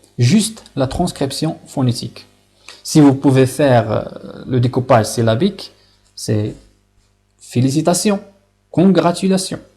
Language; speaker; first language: French; non-native, local second language; Arabic